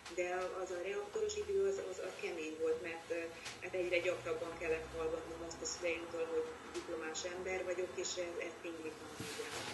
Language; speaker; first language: Hungarian; native; Hungarian